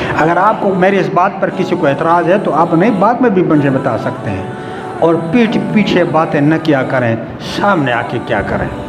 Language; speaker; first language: Urdu; non-native, local second language; Pashto